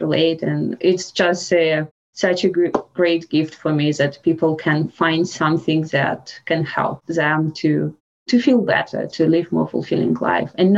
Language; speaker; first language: English; non-native, fluent; Russian